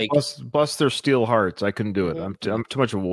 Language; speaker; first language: English; native; English